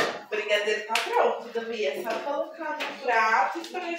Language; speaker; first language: Portuguese; native; Portuguese